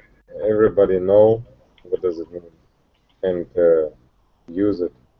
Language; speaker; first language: English; non-native, learner; Russian